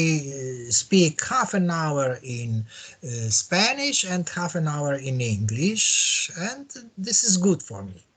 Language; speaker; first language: English; non-native, learner; Polish